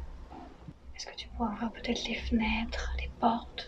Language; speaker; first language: French; native; French